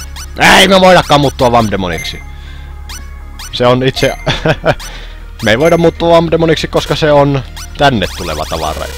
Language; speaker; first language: Finnish; native; Finnish